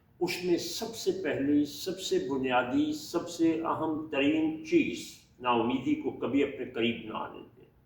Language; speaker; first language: Urdu; native; Urdu